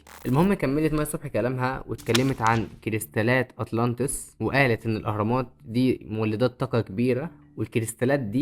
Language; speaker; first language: Arabic; native; Arabic